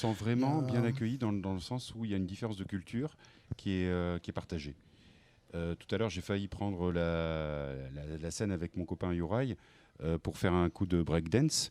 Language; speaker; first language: French; native; French